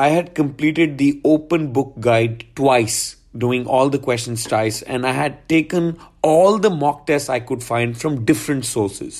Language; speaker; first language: English; non-native, local second language; Hindi